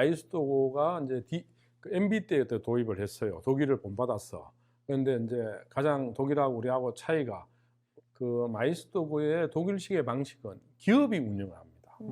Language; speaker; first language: Korean; native; Korean